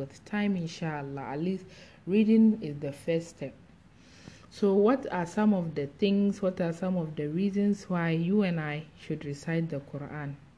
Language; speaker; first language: English; non-native, local second language; Akan